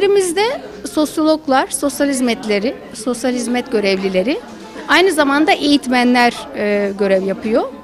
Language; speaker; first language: Turkish; native; Turkish